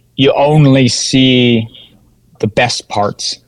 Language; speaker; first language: English; native; English